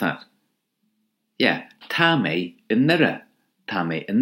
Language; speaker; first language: Irish; non-native, local second language; English